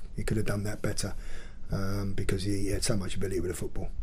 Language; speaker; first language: English; native; English